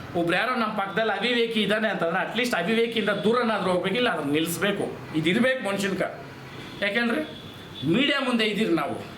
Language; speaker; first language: Kannada; native; Kannada